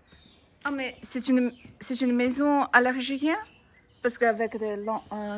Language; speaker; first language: French; non-native, fluent; Chinese